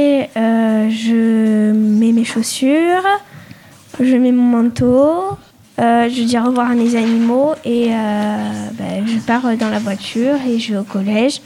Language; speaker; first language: French; native; French